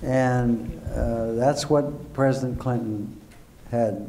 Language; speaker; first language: English; native; English